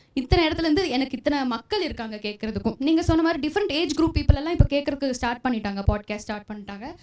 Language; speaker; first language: Tamil; non-native, local second language; Telugu